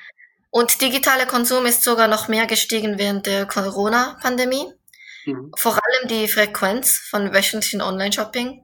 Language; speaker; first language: German; non-native, fluent; Korean